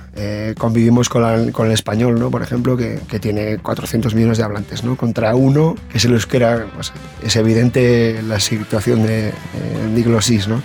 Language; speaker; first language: Spanish; non-native, local second language; Basque